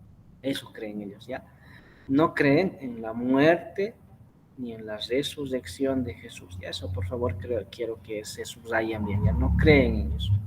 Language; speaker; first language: Spanish; native; Spanish